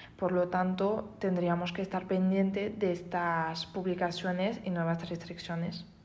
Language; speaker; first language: Spanish; non-native, fluent; French